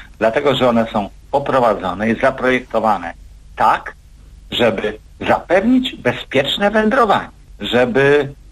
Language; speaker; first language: Polish; native; Polish